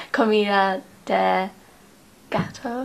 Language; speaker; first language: Spanish; non-native, learner; English